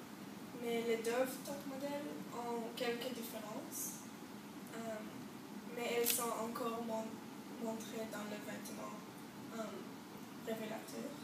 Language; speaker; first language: French; non-native, learner; English